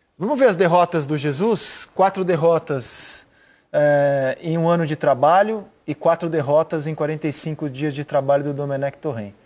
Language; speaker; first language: Portuguese; native; Portuguese